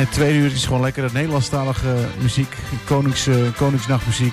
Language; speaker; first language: Dutch; native; Dutch